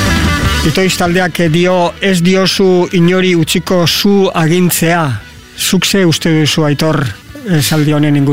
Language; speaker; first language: Basque; native; Basque